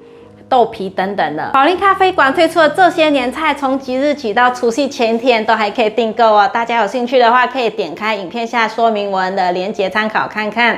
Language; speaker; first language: Chinese; native; Chinese